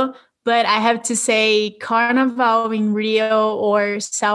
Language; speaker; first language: English; non-native, fluent; Portuguese